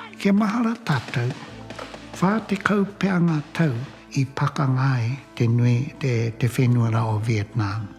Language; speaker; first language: Māori; native; Māori